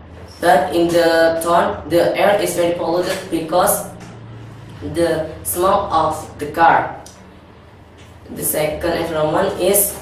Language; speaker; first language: English; non-native, learner; Indonesian